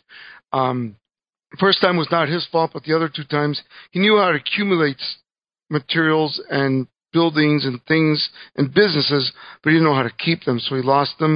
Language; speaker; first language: English; early bilingual, other home language; Spanish